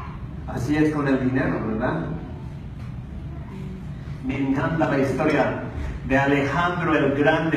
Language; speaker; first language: Spanish; non-native, fluent; English